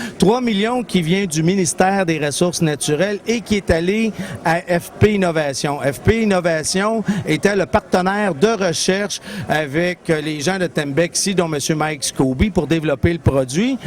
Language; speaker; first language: French; native; French